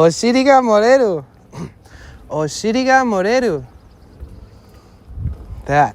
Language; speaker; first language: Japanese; non-native, learner; English